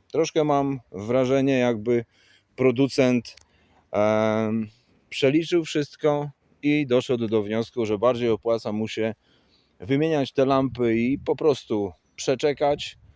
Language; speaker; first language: Polish; native; Polish